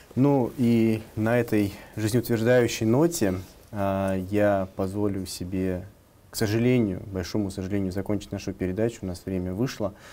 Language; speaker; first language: Russian; non-native, local second language; Tatar